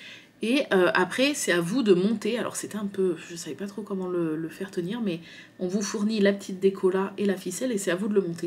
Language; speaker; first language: French; native; French